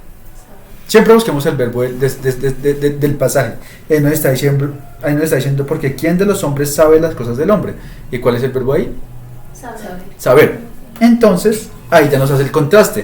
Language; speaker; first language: Spanish; native; Spanish